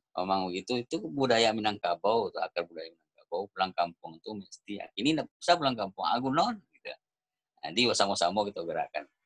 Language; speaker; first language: Indonesian; native; Indonesian